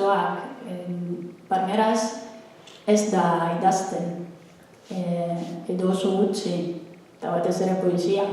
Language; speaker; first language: Basque; non-native, fluent; Italian